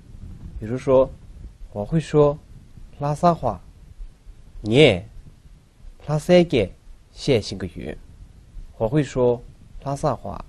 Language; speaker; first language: Chinese; non-native, local second language; Tibetan